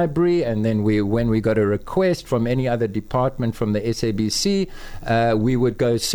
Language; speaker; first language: English; native; English